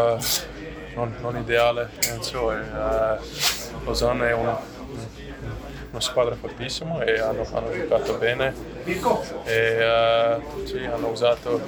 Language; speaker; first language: Italian; non-native, learner; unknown